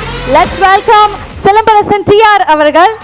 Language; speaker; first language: Tamil; native; Tamil